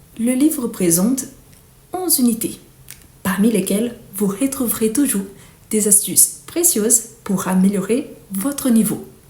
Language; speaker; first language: French; non-native, fluent; Portuguese